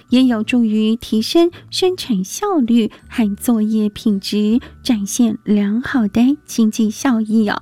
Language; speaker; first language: Chinese; native; Chinese